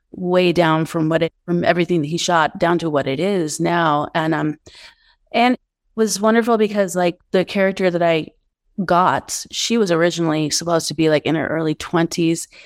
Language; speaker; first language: English; native; English